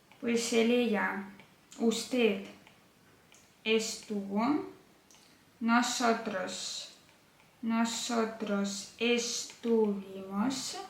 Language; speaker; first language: Spanish; non-native, fluent; Ukrainian